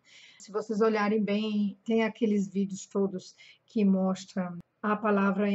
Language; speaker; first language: Portuguese; non-native, fluent; German